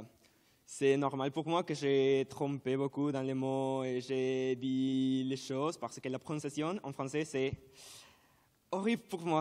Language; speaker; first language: French; non-native, learner; Spanish